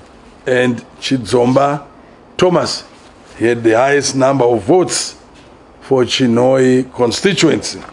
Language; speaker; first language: English; non-native, local second language; Shona